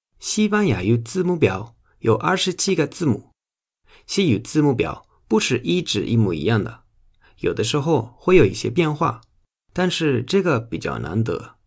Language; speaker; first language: Chinese; non-native, fluent; Spanish